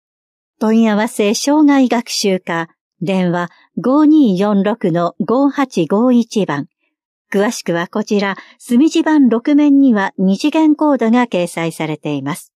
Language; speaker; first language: Japanese; native; Japanese